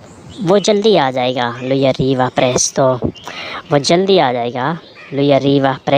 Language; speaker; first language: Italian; non-native, learner; Urdu